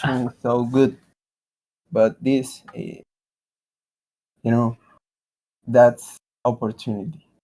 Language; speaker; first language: English; non-native, learner; Spanish